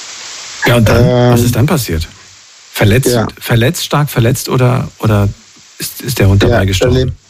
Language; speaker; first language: German; native; German